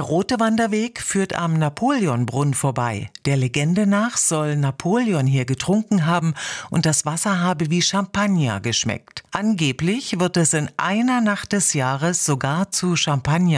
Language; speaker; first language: German; native; German